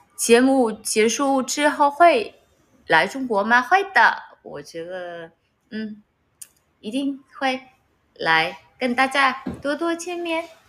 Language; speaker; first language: Chinese; non-native, learner; Vietnamese